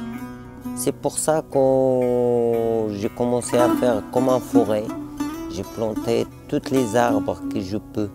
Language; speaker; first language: French; non-native, learner; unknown